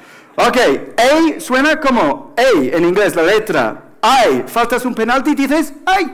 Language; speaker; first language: Spanish; non-native, fluent; English